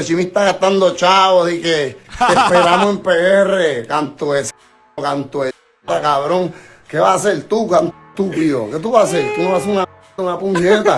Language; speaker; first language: Spanish; native; Spanish